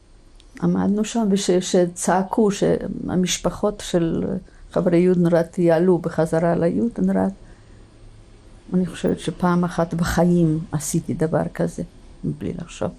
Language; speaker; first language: Hebrew; non-native, fluent; Polish